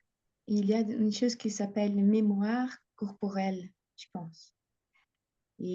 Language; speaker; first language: French; non-native, fluent; Portuguese